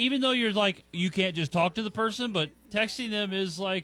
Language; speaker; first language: English; native; English